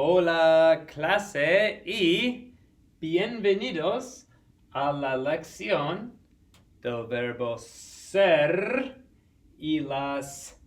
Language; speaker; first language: Spanish; non-native, fluent; English